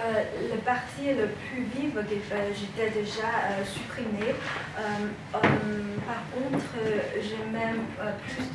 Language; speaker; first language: French; non-native, fluent; Chinese